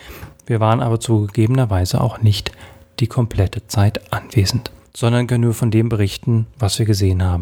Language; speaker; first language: German; native; German